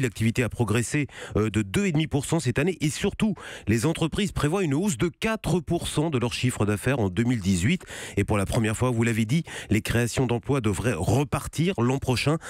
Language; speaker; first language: French; native; French